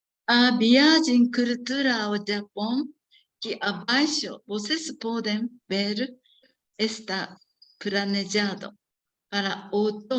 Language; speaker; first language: Portuguese; non-native, learner; Japanese